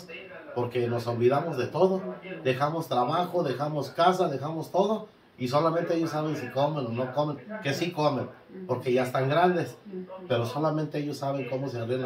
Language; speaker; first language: Spanish; native; Spanish